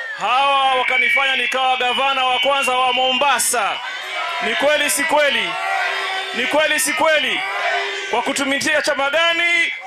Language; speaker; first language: Swahili; native; Swahili